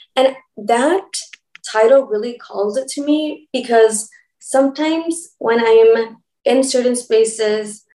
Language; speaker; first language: English; early bilingual, other home language; Spanish